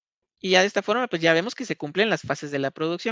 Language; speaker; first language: Spanish; native; Spanish